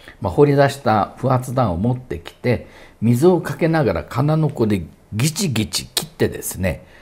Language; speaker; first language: Japanese; native; Japanese